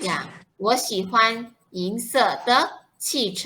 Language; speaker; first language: Chinese; non-native, fluent; Malay